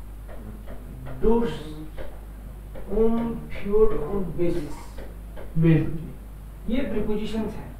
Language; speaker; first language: Hindi; native; Hindi